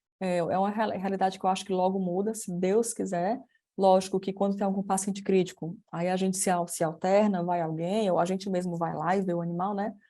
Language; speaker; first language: Portuguese; native; Portuguese